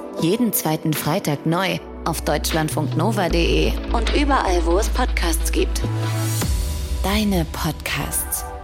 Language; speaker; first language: German; native; German